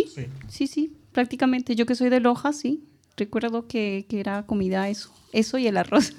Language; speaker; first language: Spanish; native; Spanish